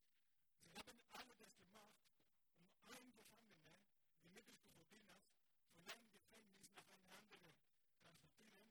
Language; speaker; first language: German; non-native, learner; Greek